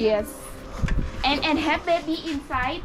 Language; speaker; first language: English; non-native, learner; Thai